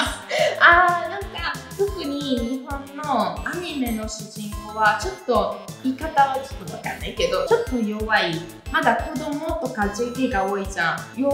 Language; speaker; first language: Japanese; non-native, fluent; Italian